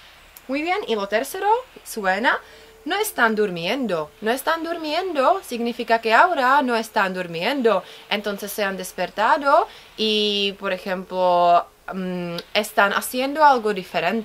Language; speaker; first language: Spanish; non-native, fluent; Czech